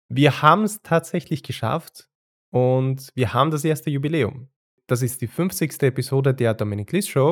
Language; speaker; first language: German; native; German